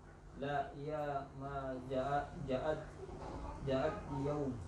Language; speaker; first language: Arabic; non-native, learner; Indonesian